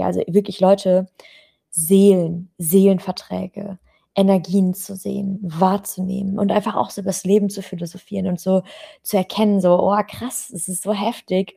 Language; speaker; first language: German; native; German